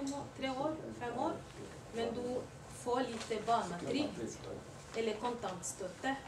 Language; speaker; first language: Norwegian; non-native, learner; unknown